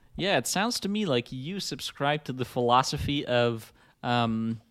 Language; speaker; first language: English; non-native, fluent; Dutch